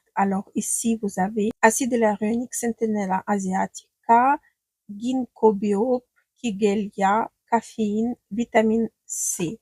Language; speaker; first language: French; non-native, fluent; Ukrainian